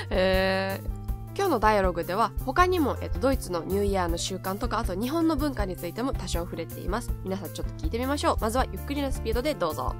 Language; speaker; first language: Japanese; native; Japanese